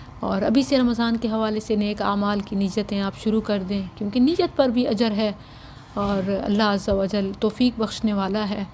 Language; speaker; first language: Urdu; non-native, local second language; Saraiki